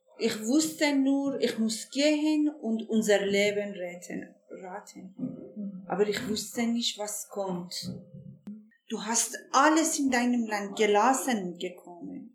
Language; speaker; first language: German; non-native, fluent; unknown